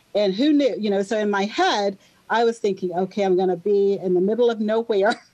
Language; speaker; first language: English; native; English